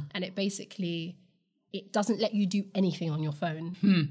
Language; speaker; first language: English; native; English